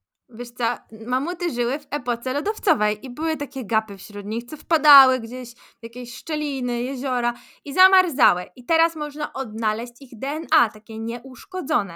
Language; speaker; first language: Polish; native; Polish